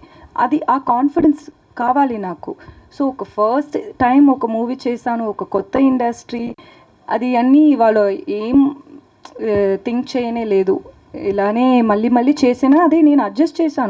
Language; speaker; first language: Telugu; non-native, learner; Tamil